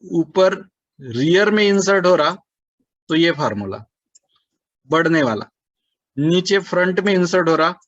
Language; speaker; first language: Hindi; non-native, local second language; Marathi